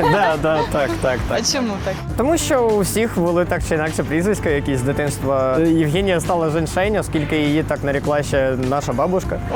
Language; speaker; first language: Ukrainian; native; Ukrainian